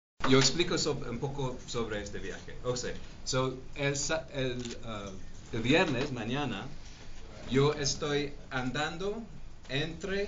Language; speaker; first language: Spanish; non-native, learner; English